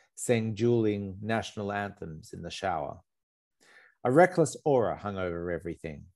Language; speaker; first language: English; native; English